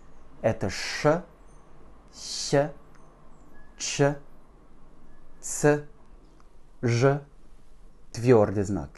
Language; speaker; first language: Russian; non-native, fluent; French